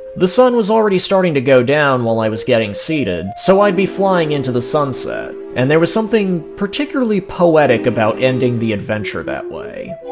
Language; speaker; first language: English; native; English